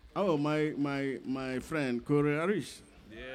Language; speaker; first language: English; non-native, learner; Bambara